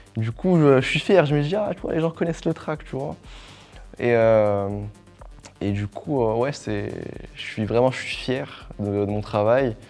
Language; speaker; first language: French; non-native, local second language; Arabic